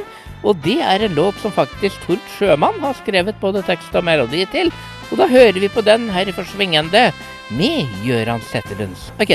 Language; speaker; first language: Norwegian; native; Norwegian